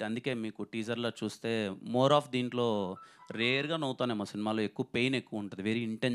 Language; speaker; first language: Telugu; native; Telugu